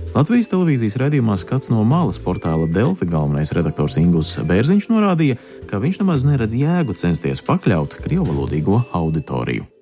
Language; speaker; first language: Latvian; early bilingual, heritage; Latvian